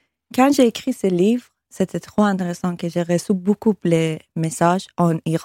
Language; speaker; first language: French; non-native, learner; Persian